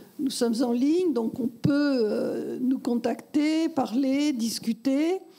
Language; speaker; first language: French; native; French